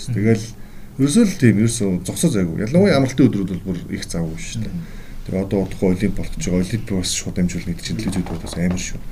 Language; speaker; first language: Mongolian; native; Mongolian